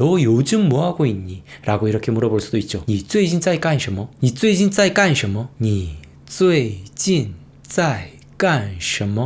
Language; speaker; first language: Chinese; non-native, fluent; Korean